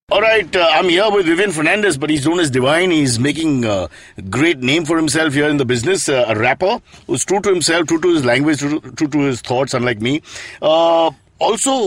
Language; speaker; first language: English; non-native, local second language; Hindi